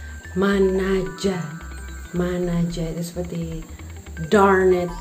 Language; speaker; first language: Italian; non-native, fluent; Indonesian